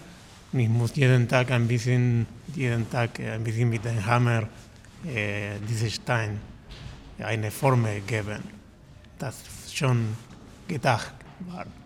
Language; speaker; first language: German; non-native, learner; Spanish